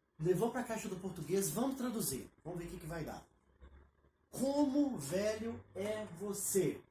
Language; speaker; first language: Portuguese; native; Portuguese